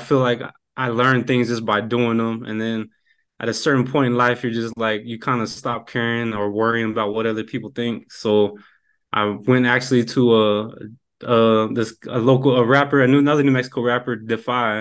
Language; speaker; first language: English; native; English